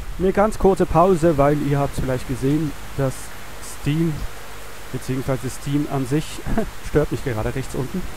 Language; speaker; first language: German; non-native, fluent; Swiss German